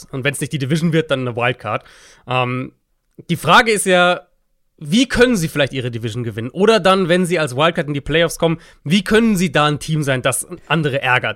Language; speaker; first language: German; native; German